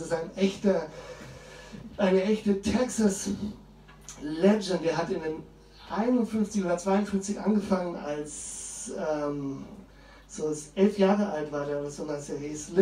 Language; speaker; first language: German; native; German